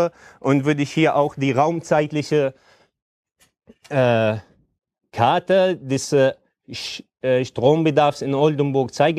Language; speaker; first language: German; non-native, fluent; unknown